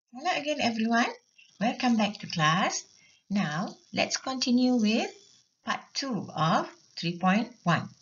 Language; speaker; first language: English; non-native, local second language; Malay